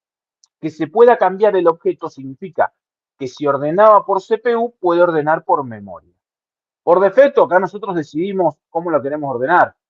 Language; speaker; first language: Spanish; native; Spanish